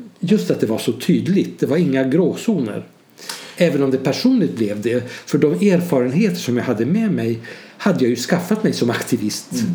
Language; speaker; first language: Swedish; early bilingual, other home language; Hungarian